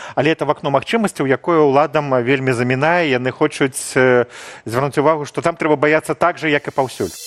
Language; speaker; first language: Belarusian; non-native, local second language; Russian